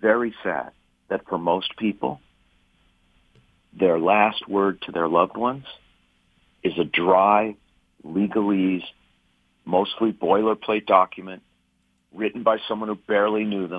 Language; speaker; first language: English; native; English